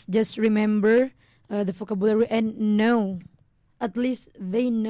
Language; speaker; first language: English; non-native, learner; Indonesian